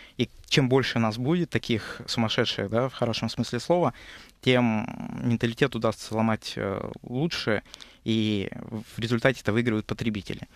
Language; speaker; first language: Russian; native; Russian